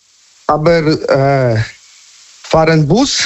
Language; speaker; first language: German; non-native, learner; Polish